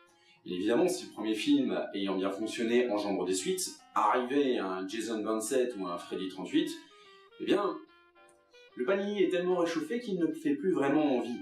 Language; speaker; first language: French; native; French